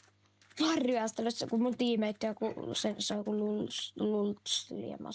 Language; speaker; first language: Finnish; native; Finnish